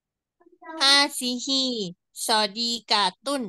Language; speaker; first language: Arabic; non-native, learner; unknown